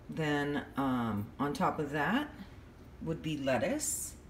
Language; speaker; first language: English; native; English